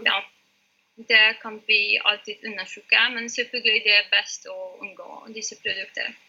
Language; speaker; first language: Norwegian; non-native, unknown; Polish